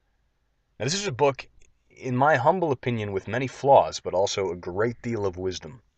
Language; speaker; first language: English; native; English